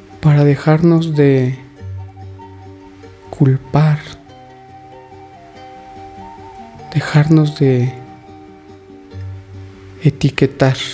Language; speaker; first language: Spanish; native; Spanish